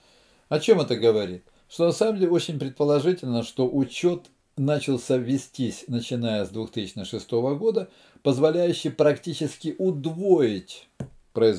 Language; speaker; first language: Russian; native; Russian